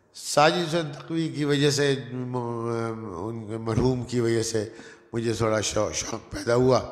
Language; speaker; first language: Urdu; non-native, local second language; Gujarati